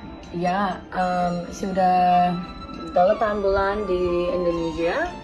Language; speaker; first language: Indonesian; non-native, learner; English